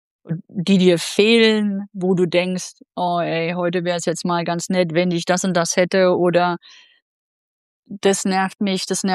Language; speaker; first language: German; native; German